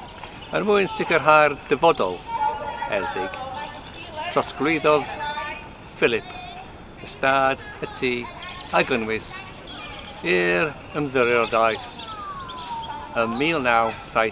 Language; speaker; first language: Welsh; non-native, learner; English